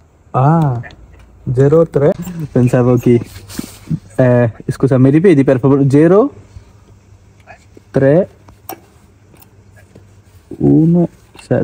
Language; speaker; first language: Italian; non-native, learner; Bangla